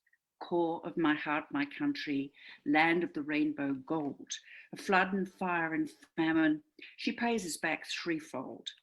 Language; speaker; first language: English; native; English